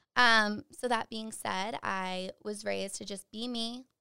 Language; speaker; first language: English; native; English